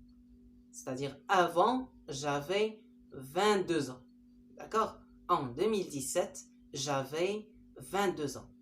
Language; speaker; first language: French; non-native, local second language; Arabic